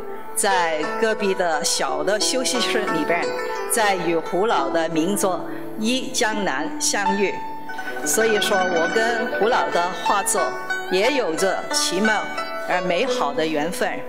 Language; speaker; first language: Chinese; non-native, local second language; Cantonese